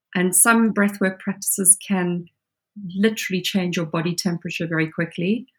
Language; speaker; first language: English; native; English